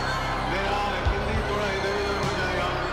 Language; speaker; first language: Hindi; non-native, local second language; Telugu